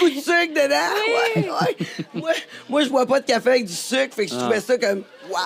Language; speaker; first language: French; native; French